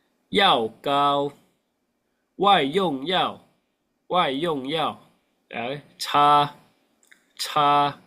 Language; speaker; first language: Chinese; non-native, fluent; Indonesian